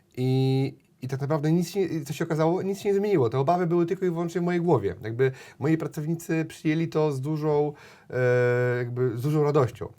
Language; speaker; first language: Polish; native; Polish